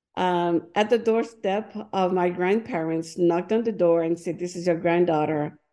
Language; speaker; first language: English; non-native, fluent; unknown